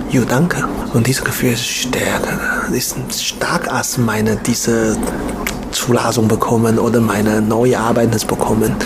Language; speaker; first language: German; non-native, learner; Chinese